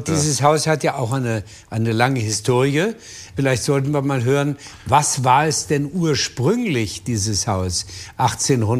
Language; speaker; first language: German; native; German